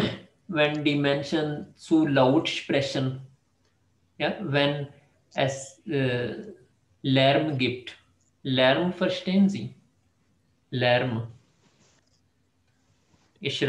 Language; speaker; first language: German; non-native, fluent; Urdu